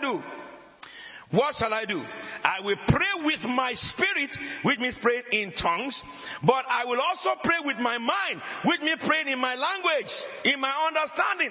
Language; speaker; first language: English; non-native, local second language; Akan